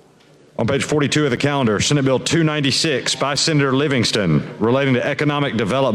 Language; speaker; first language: English; native; English